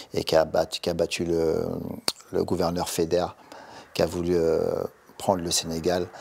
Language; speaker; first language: French; native; French